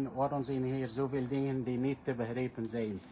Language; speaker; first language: Dutch; non-native, learner; Arabic